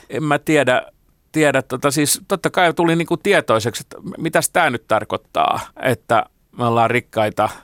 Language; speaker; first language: Finnish; non-native, local second language; Swedish